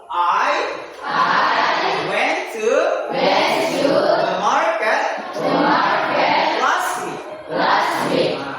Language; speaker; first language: English; non-native, learner; Indonesian